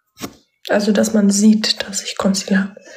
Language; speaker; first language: German; early bilingual, other home language; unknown